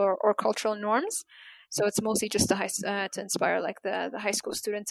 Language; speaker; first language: English; non-native, fluent; Amharic